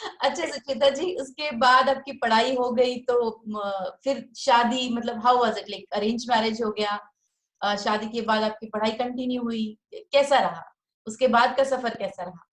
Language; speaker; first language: Hindi; native; Hindi